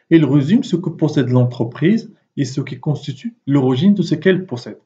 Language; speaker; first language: French; non-native, local second language; Arabic